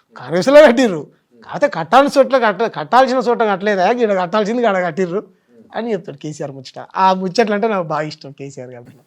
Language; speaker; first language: Telugu; native; Telugu